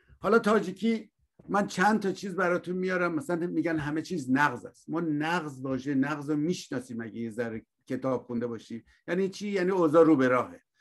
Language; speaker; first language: Persian; native; Persian